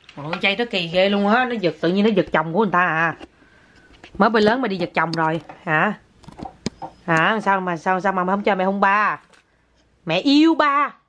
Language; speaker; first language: Vietnamese; native; Vietnamese